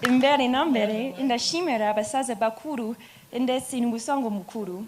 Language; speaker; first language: Kinyarwanda; non-native, learner; English